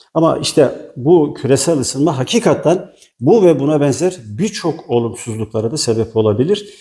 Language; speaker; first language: Turkish; native; Turkish